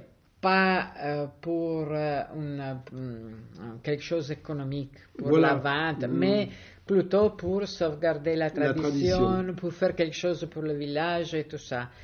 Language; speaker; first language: French; non-native, fluent; Italian